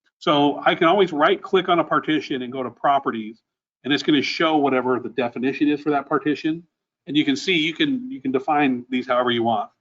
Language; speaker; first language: English; native; English